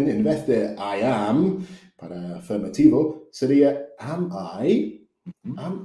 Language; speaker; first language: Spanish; non-native, fluent; English